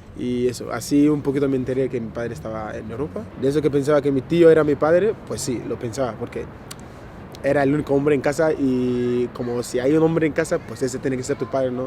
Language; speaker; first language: Spanish; early bilingual, other home language; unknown